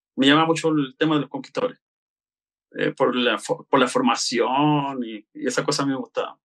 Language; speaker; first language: Spanish; native; Spanish